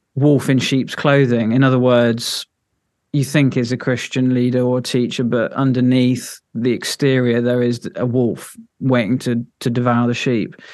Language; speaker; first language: English; native; English